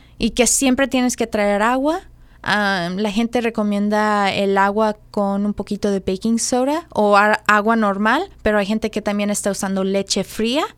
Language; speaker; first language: Spanish; early bilingual, heritage; Spanish